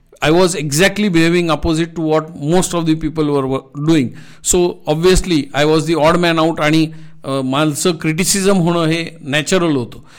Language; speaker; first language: English; non-native, local second language; Marathi